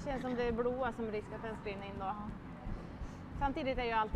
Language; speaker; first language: Swedish; native; Swedish